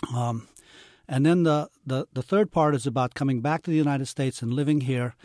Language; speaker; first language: English; early bilingual, heritage; English